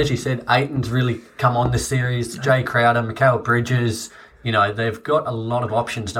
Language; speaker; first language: English; native; English